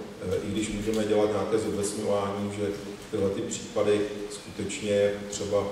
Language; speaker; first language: Czech; native; Czech